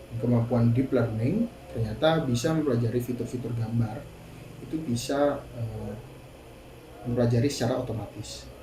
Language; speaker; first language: Indonesian; native; Indonesian